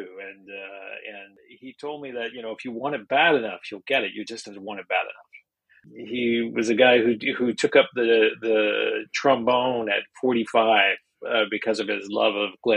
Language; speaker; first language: English; native; English